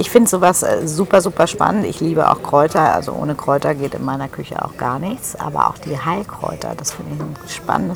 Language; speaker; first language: German; native; German